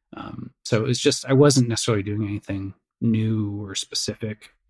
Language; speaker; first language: English; native; English